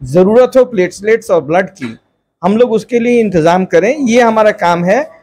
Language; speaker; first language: Hindi; native; Hindi